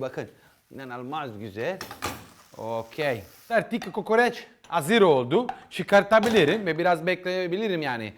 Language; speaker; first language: Turkish; non-native, learner; Italian